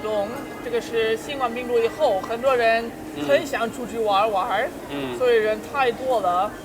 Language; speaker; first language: Chinese; non-native, fluent; German